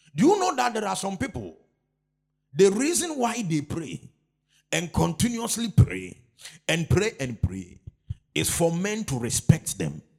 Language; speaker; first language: English; non-native, local second language; Akan